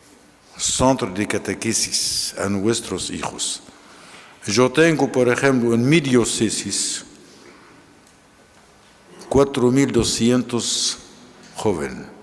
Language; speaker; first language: Spanish; non-native, fluent; Arabic